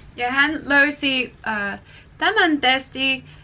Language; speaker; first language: Finnish; non-native, learner; English